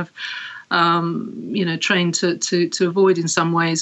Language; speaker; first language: English; native; English